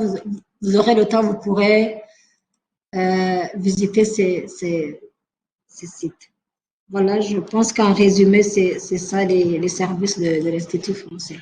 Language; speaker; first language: French; non-native, local second language; Rundi